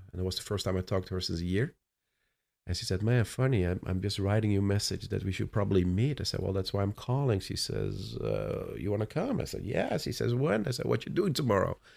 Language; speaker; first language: English; non-native, fluent; Dutch